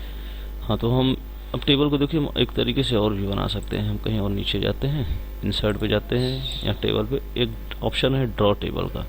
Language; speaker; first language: Hindi; native; Hindi